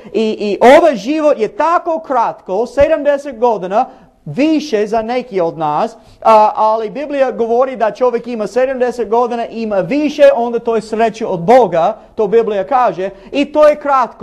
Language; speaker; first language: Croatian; non-native, learner; English